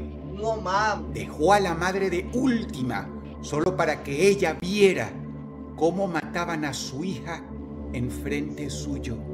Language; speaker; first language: Spanish; native; Spanish